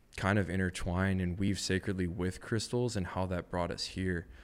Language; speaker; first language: English; native; English